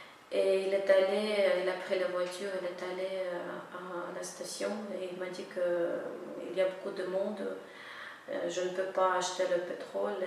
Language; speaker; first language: French; non-native, fluent; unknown